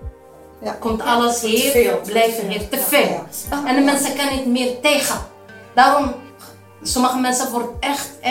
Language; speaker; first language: Dutch; non-native, learner; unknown